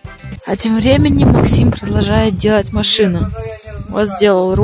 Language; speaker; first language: Russian; native; Russian